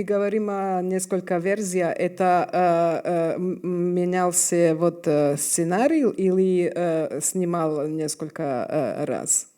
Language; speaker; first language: Russian; non-native, fluent; Serbian